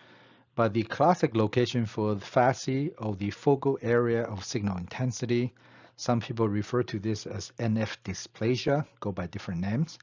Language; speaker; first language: English; non-native, fluent; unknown